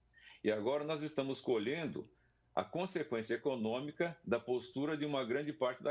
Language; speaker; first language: Portuguese; native; Portuguese